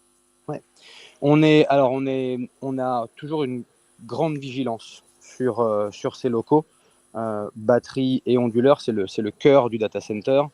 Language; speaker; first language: French; native; French